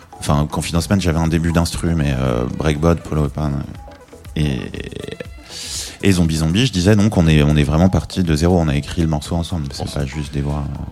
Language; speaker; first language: French; native; French